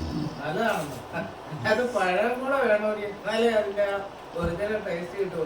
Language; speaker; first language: Malayalam; native; Malayalam